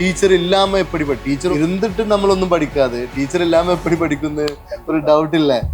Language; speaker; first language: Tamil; non-native, learner; Malayalam